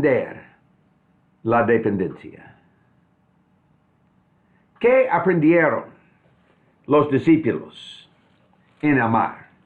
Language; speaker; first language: Spanish; non-native, fluent; English